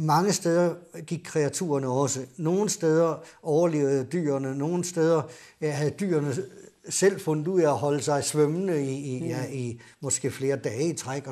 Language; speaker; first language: Danish; native; Danish